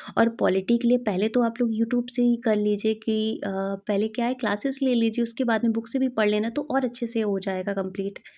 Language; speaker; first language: Hindi; native; Hindi